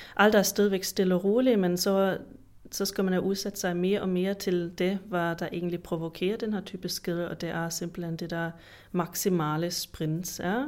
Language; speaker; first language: Danish; non-native, fluent; German